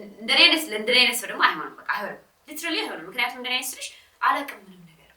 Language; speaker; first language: Amharic; non-native, local second language; Sebat Bet Gurage